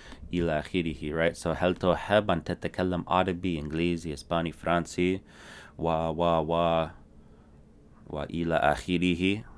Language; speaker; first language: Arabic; non-native, fluent; English